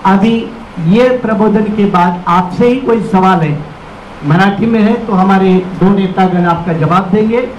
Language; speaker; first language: Hindi; non-native, local second language; Marathi